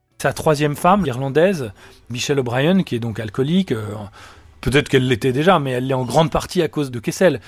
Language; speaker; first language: French; native; French